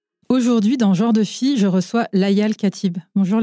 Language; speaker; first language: French; native; French